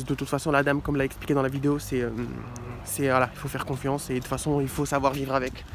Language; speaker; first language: French; native; French